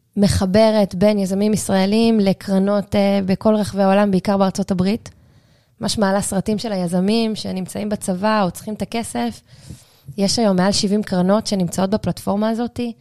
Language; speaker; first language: Hebrew; native; Hebrew